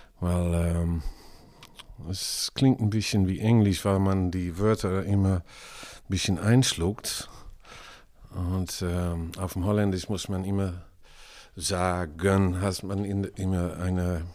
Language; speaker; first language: German; non-native, learner; Dutch